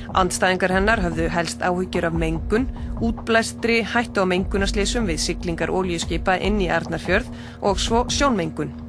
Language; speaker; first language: Icelandic; native; Icelandic